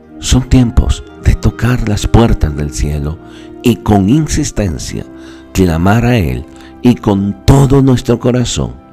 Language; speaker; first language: Spanish; native; Spanish